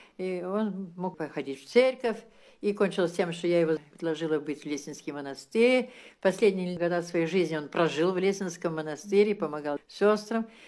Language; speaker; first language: Russian; early bilingual, heritage; Russian